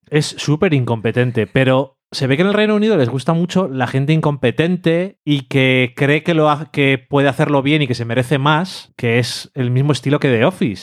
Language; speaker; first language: Spanish; native; Spanish